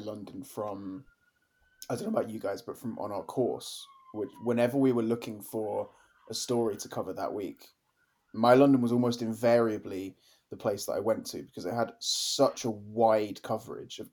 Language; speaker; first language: English; native; English